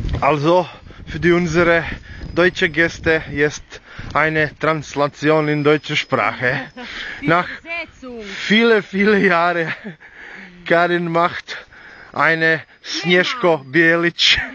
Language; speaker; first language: German; non-native, learner; Croatian